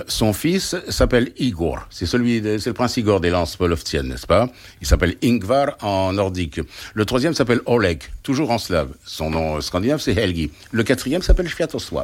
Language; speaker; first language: French; native; French